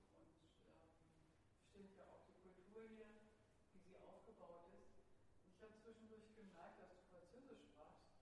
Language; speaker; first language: German; native; German